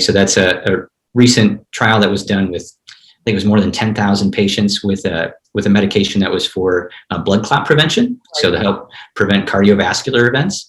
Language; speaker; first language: English; native; English